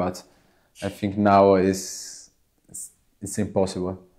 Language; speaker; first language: English; non-native, learner; Italian